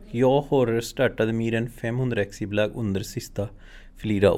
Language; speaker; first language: Swedish; non-native, fluent; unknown